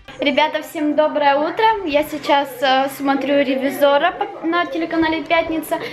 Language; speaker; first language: Russian; early bilingual, heritage; Russian